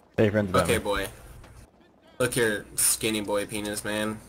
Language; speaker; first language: English; native; English